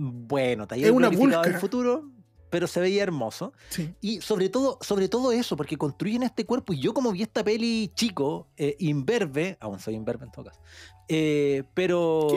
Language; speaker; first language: Spanish; native; Spanish